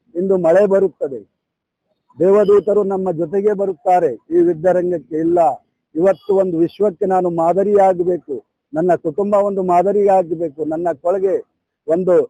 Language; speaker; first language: Kannada; non-native, local second language; Urdu